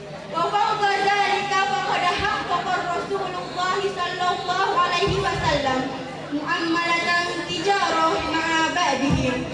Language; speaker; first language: Arabic; non-native, learner; Indonesian